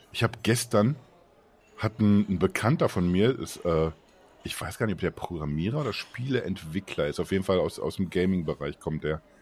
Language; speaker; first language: German; native; German